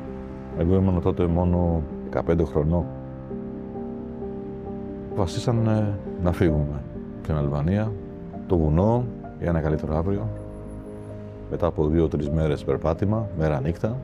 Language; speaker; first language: Greek; non-native, fluent; Albanian